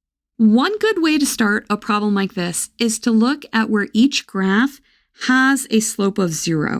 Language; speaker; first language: English; native; English